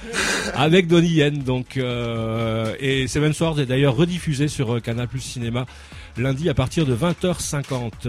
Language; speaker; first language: French; native; French